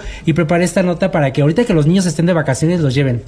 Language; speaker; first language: Spanish; native; Spanish